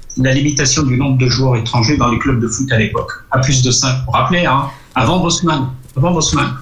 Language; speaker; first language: French; non-native, local second language; Arabic